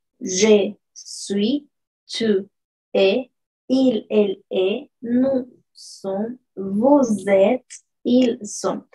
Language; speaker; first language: French; non-native, fluent; Spanish